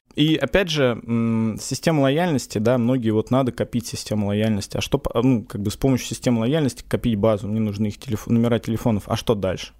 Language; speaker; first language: Russian; native; Russian